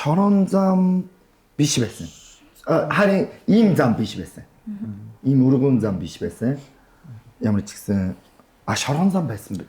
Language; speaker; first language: Mongolian; non-native, fluent; Korean